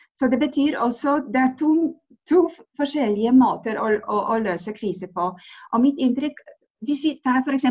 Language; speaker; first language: Norwegian; non-native, fluent; Polish